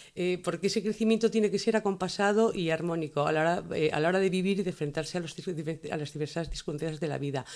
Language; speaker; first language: Spanish; native; Spanish